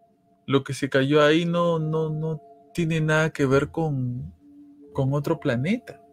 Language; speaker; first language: Spanish; native; Spanish